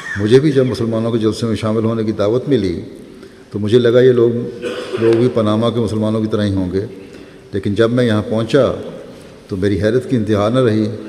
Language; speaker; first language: Urdu; native; Urdu